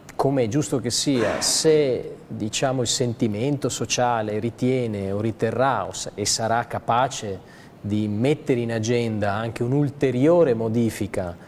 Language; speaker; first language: Italian; native; Italian